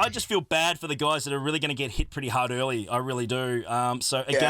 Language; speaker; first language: English; native; English